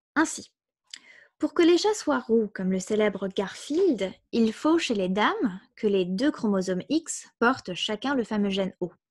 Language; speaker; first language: French; native; French